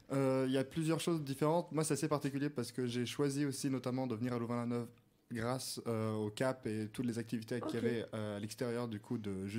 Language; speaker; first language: French; native; French